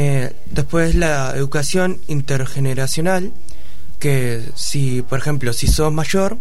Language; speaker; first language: Spanish; early bilingual, other home language; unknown